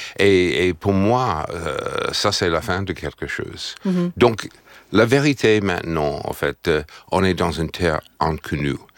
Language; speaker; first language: French; non-native, fluent; English